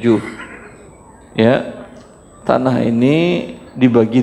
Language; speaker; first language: Indonesian; native; Indonesian